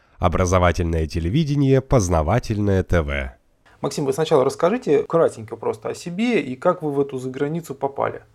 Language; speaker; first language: Russian; native; Russian